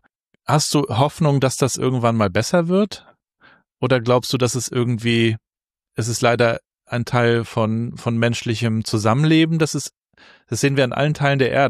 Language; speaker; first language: German; native; German